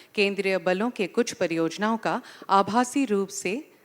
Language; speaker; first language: Hindi; non-native, local second language; Assamese